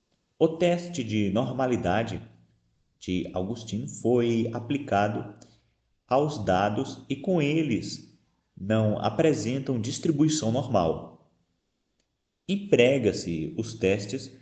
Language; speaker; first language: Portuguese; native; Portuguese